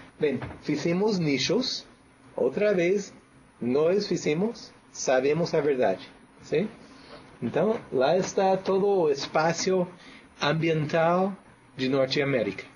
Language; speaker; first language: Portuguese; non-native, fluent; English